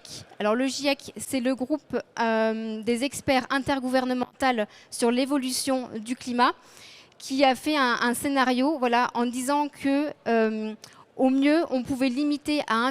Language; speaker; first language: French; native; French